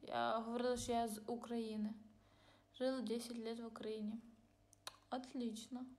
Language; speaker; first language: Ukrainian; non-native, local second language; Russian